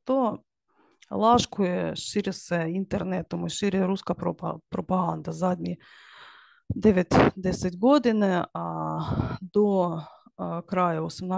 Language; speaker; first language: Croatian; non-native, learner; Ukrainian